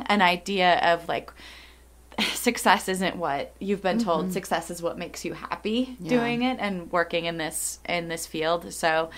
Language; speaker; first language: English; native; English